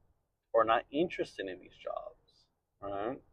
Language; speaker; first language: English; native; English